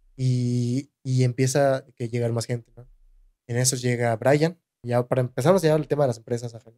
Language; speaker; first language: Spanish; native; Spanish